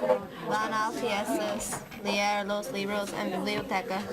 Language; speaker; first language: Spanish; non-native, learner; English